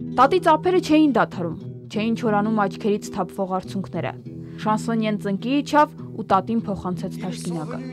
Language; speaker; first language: Armenian; native; Armenian